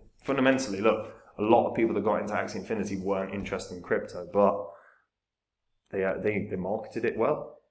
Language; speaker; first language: English; native; English